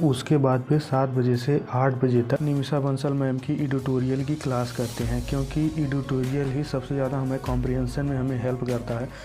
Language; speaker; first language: Hindi; native; Hindi